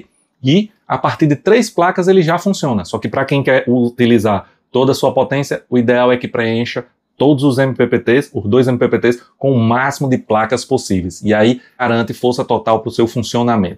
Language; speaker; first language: Portuguese; native; Portuguese